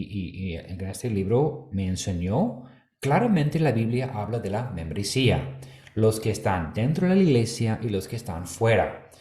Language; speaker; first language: Spanish; non-native, fluent; English